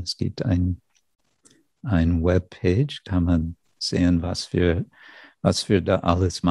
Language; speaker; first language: German; non-native, fluent; English